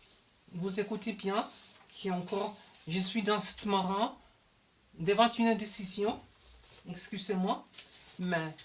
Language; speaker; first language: French; non-native, learner; German